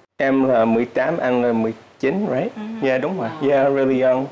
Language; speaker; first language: Vietnamese; early bilingual, heritage; Vietnamese